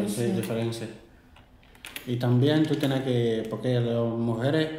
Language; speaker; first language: Spanish; non-native, learner; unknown